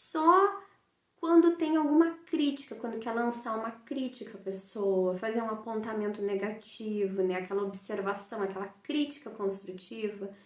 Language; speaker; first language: Portuguese; native; Portuguese